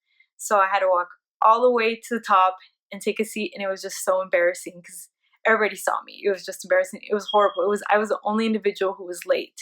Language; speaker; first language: English; early bilingual, other home language; Spanish